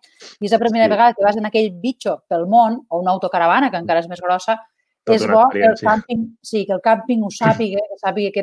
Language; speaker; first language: Catalan; native; Catalan